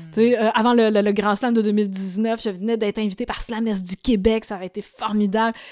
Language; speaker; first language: French; native; French